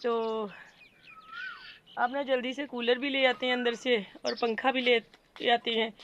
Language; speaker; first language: Urdu; non-native, local second language; Punjabi